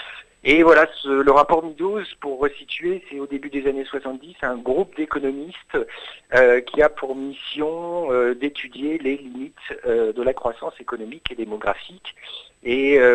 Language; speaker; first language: French; native; French